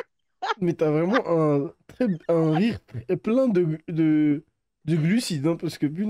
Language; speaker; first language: French; native; French